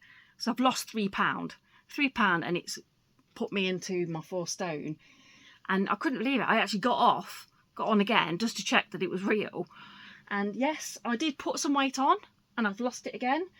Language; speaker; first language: English; native; English